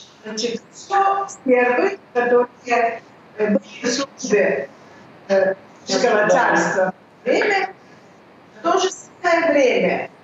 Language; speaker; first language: Russian; early bilingual, heritage; Russian